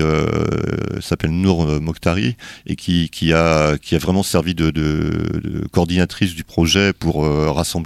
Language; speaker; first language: French; native; French